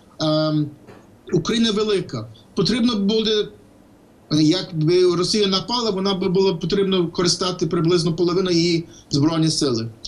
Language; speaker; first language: Ukrainian; early bilingual, heritage; Ukrainian